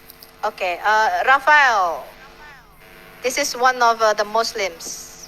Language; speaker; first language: English; non-native, fluent; Indonesian